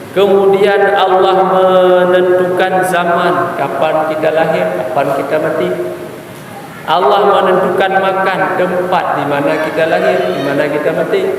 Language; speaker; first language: Malay; non-native, local second language; Achinese